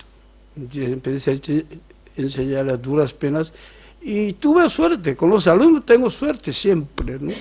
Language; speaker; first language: Spanish; non-native, fluent; Korean